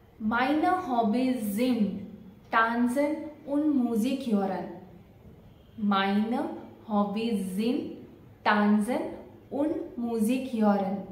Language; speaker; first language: German; non-native, fluent; Marathi